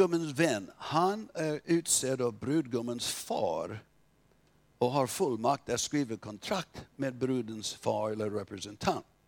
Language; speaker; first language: Swedish; non-native, fluent; English